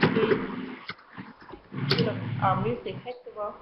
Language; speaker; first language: English; non-native, learner; Vietnamese